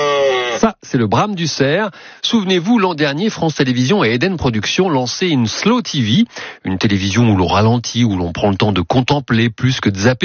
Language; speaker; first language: French; native; French